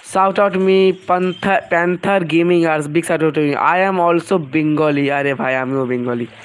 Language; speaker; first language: Hindi; non-native, local second language; Bangla